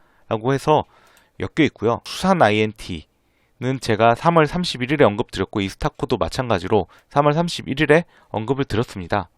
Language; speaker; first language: Korean; native; Korean